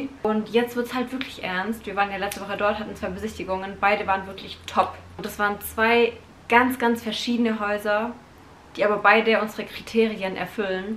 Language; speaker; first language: German; native; German